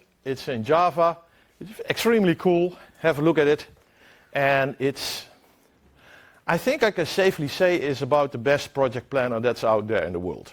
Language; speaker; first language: English; non-native, fluent; Dutch